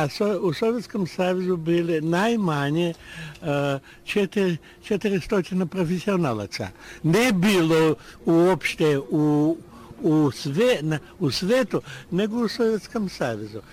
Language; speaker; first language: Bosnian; non-native, learner; Russian